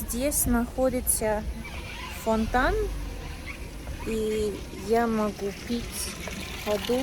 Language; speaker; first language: Russian; non-native, learner; English